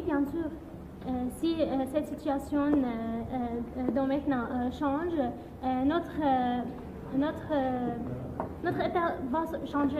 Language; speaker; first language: French; non-native, learner; Arabic